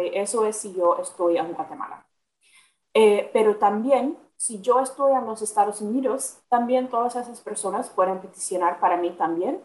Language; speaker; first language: Spanish; non-native, fluent; English